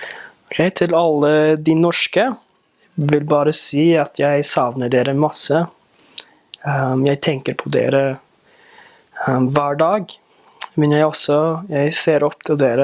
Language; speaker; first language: Norwegian; non-native, learner; English